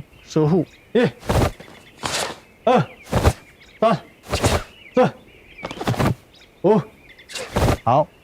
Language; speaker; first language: Chinese; native; Chinese